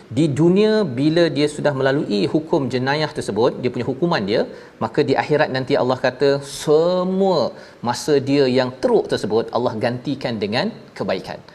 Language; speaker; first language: Malay; native; Malay